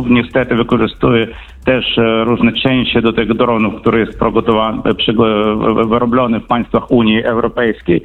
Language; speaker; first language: Polish; non-native, fluent; Ukrainian